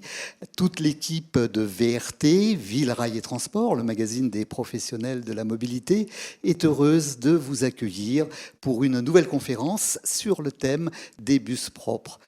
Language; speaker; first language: French; native; French